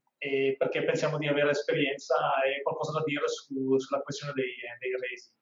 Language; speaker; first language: Italian; non-native, fluent; Dutch